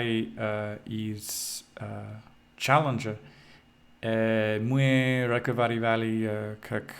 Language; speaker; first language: Russian; non-native, learner; English